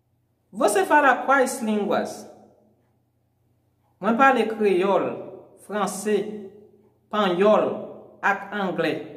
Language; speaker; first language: Portuguese; non-native, fluent; Haitian Creole